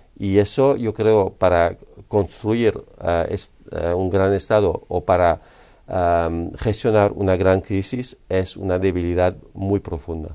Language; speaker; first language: Spanish; non-native, fluent; French